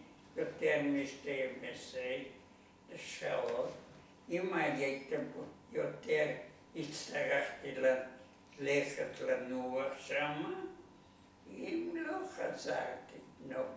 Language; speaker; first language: Hebrew; non-native, learner; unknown